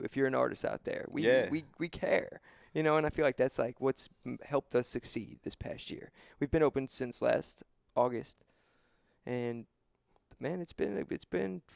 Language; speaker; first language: English; native; English